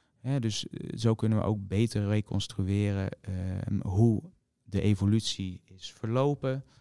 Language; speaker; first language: Dutch; native; Dutch